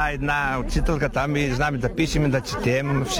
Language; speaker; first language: Bulgarian; non-native, learner; Macedonian